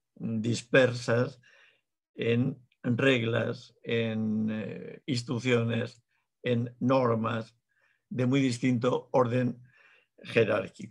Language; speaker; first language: Spanish; native; Spanish